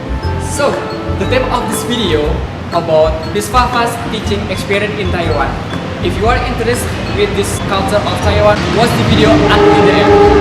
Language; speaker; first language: English; non-native, learner; Indonesian